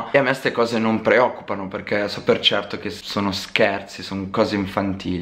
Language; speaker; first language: Italian; native; Italian